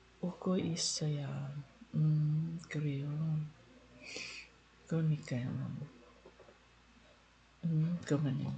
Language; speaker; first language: Korean; non-native, learner; Filipino